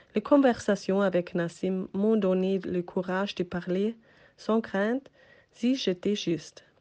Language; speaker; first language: French; non-native, learner; German